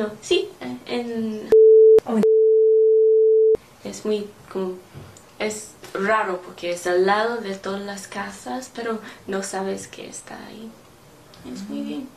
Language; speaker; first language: Spanish; non-native, learner; English